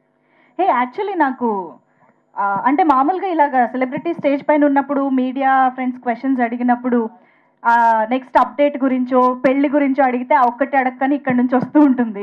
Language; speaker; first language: Telugu; native; Telugu